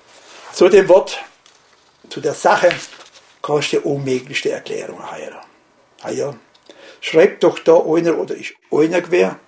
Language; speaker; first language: German; native; German